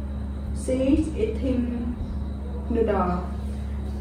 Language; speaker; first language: English; non-native, learner; Khmer